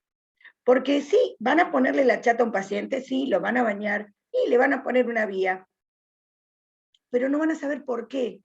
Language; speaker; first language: Spanish; native; Spanish